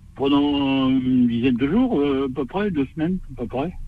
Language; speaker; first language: French; native; French